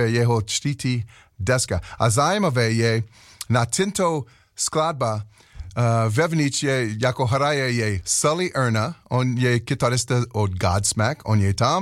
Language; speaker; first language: Czech; non-native, learner; English